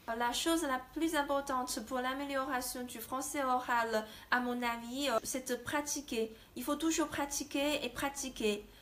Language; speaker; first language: French; non-native, fluent; Chinese